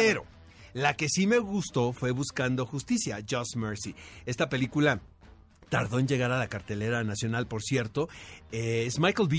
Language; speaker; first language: Spanish; native; Spanish